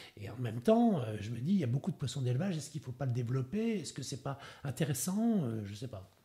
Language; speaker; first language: French; native; French